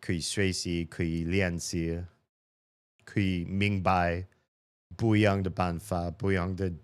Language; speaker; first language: Chinese; non-native, learner; English